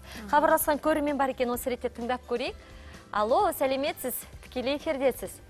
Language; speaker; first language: Kazakh; native; Kazakh